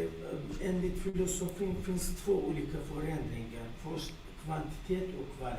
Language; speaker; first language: Swedish; non-native, learner; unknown